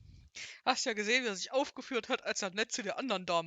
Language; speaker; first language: German; native; German